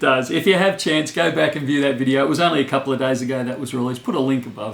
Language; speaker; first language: English; native; English